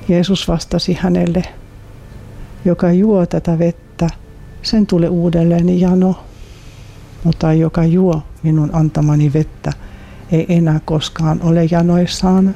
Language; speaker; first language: Finnish; non-native, fluent; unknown